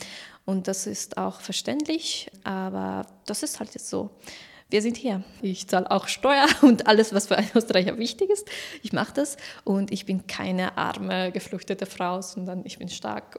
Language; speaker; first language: German; non-native, fluent; Persian